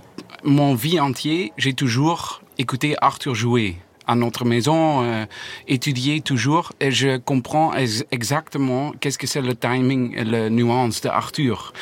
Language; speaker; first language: French; non-native, learner; Dutch